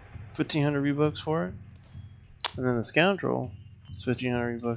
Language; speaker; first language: English; native; English